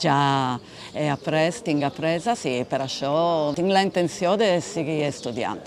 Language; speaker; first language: Catalan; non-native, fluent; Italian